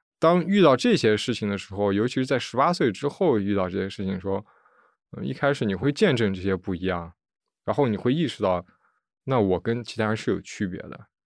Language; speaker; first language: Chinese; native; Chinese